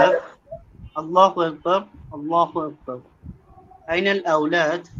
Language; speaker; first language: Arabic; non-native, learner; Bangla